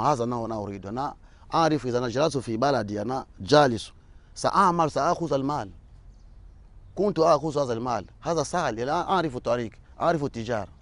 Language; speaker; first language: Arabic; non-native, learner; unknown